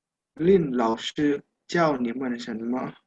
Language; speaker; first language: Chinese; non-native, learner; Indonesian